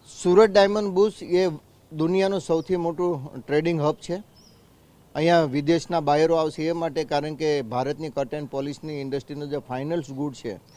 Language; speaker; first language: Gujarati; native; Gujarati